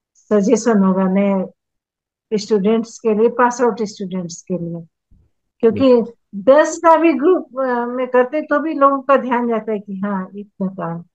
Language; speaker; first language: Hindi; native; Hindi